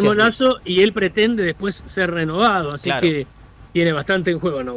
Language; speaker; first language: Spanish; native; Spanish